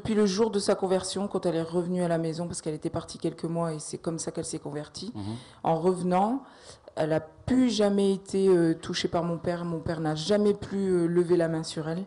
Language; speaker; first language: French; native; French